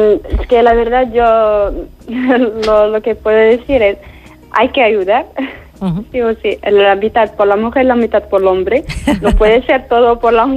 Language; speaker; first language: Spanish; non-native, fluent; Arabic